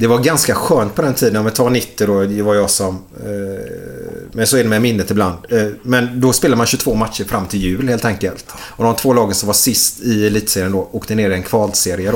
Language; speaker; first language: Swedish; native; Swedish